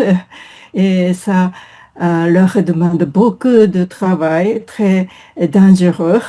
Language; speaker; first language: French; non-native, fluent; Japanese